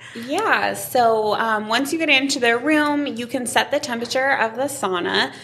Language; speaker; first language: English; native; English